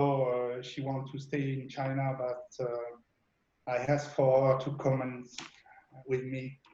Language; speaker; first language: English; non-native, learner; French